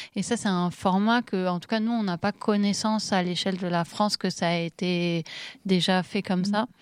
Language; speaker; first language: French; early bilingual, other home language; Arabic